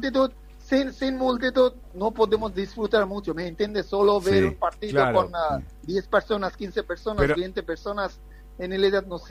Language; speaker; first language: Spanish; non-native, fluent; Bangla